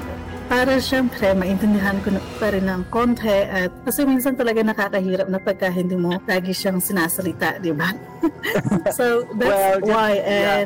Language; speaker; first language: English; non-native, local second language; Filipino